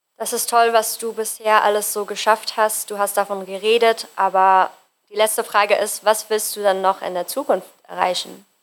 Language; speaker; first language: German; native; German